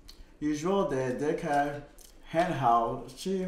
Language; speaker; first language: Chinese; non-native, learner; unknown